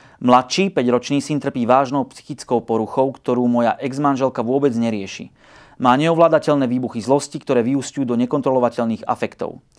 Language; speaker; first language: Slovak; native; Slovak